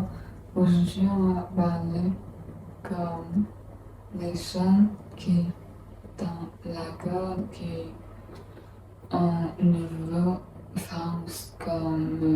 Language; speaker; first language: French; non-native, learner; English